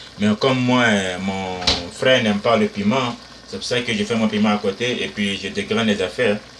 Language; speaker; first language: French; non-native, local second language; Susu